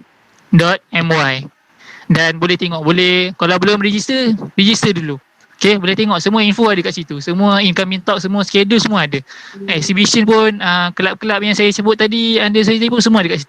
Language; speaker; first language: Malay; native; Malay